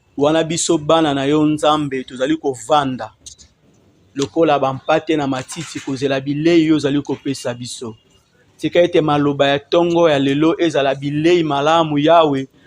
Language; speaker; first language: Lingala; non-native, local second language; Kongo